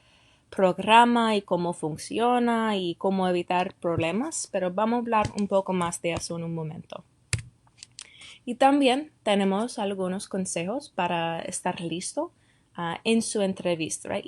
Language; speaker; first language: Spanish; non-native, fluent; English